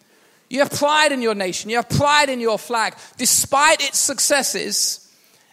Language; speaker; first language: English; native; English